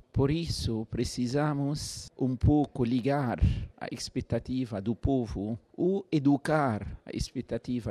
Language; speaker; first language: Portuguese; non-native, fluent; Arabic